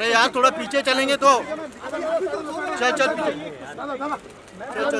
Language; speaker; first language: Hindi; non-native, local second language; Marathi